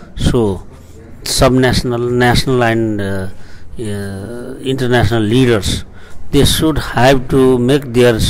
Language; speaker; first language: English; non-native, local second language; Nepali